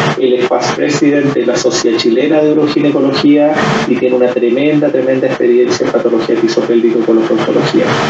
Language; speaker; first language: Spanish; native; Spanish